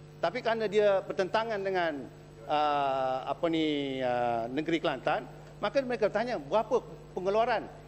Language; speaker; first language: Malay; native; Malay